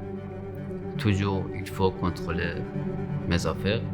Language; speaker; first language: French; non-native, learner; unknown